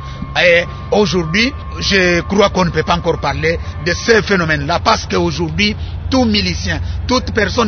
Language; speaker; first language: French; non-native, local second language; Luba-Lulua